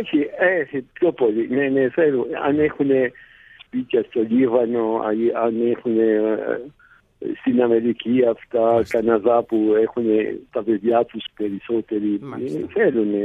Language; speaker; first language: Greek; early bilingual, heritage; Greek